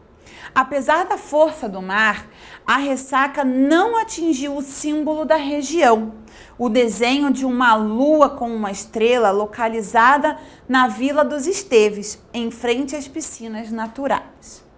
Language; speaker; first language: Portuguese; native; Portuguese